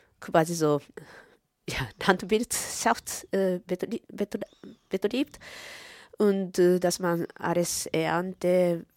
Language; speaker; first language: German; non-native, fluent; Japanese